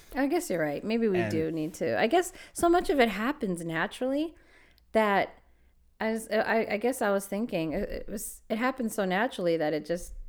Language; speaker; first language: English; native; English